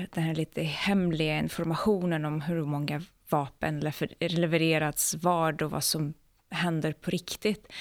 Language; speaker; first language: Swedish; non-native, fluent; Ukrainian